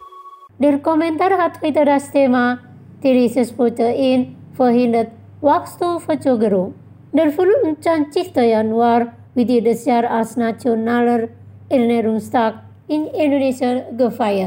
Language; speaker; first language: German; non-native, fluent; Indonesian